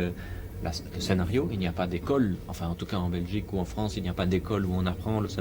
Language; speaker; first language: French; native; French